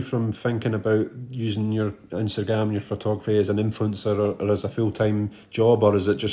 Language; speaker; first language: English; native; English